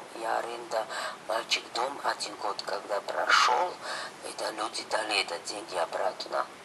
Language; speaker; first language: Russian; non-native, fluent; Georgian